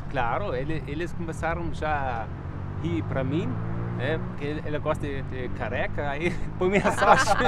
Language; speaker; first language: Portuguese; non-native, fluent; Danish